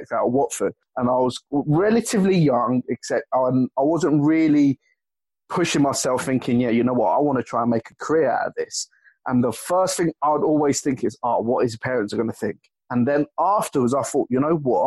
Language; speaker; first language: English; native; English